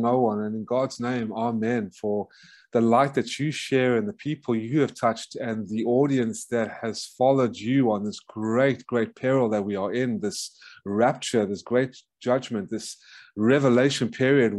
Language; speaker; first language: English; native; English